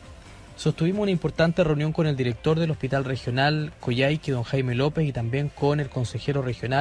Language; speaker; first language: Spanish; native; Spanish